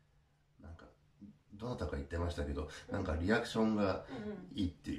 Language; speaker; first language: Japanese; native; Japanese